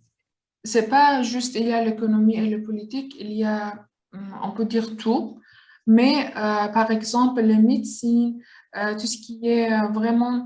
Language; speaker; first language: French; non-native, learner; Kurdish